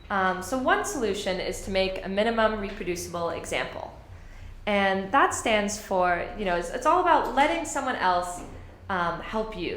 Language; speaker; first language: English; native; English